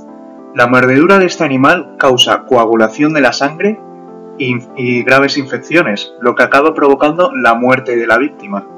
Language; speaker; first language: Spanish; native; Spanish